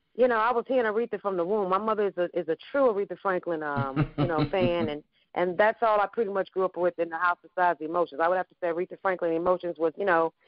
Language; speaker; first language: English; native; English